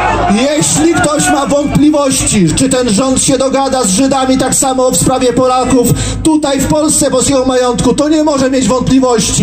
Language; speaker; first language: Polish; native; Polish